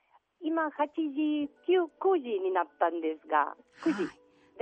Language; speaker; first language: Japanese; non-native, learner; Catalan